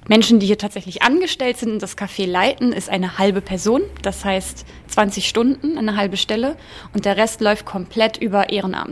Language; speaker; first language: German; native; German